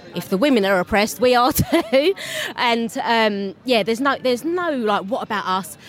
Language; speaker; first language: English; native; English